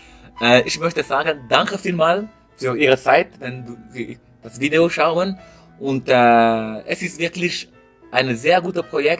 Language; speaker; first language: German; non-native, learner; French